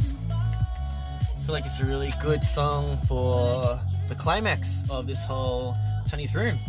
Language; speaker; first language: English; early bilingual, other home language; Korean